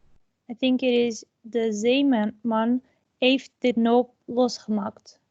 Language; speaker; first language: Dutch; non-native, learner; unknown